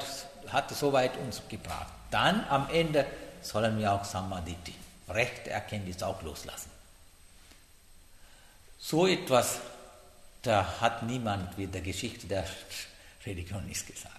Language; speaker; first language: German; non-native, learner; Sinhala